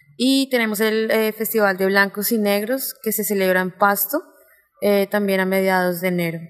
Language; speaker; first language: Spanish; native; Spanish